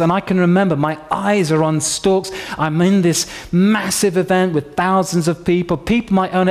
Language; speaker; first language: English; native; English